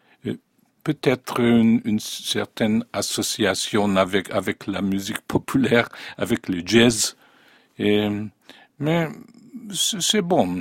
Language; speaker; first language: French; non-native, fluent; Hungarian